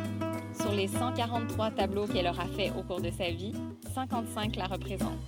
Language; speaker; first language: French; native; French